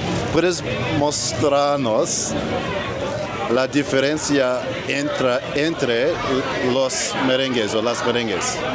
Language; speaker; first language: Spanish; non-native, learner; English